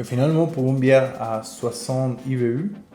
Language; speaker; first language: French; non-native, fluent; Spanish